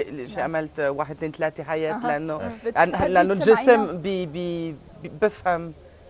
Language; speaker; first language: Arabic; early bilingual, heritage; Arabic